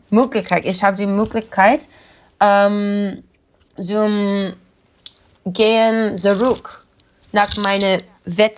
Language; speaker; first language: German; non-native, learner; English